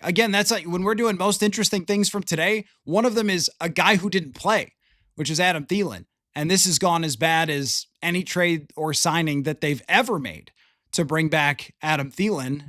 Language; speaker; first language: English; native; English